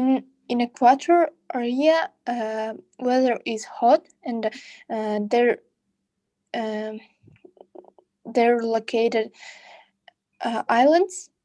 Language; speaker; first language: English; non-native, learner; Russian